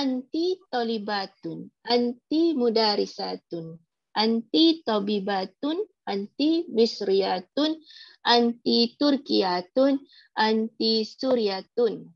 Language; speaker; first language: Arabic; non-native, learner; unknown